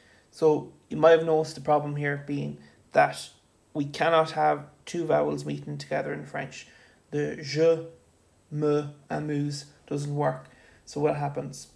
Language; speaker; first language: English; native; English